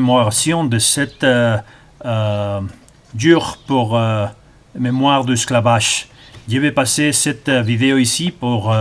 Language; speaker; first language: French; non-native, learner; Spanish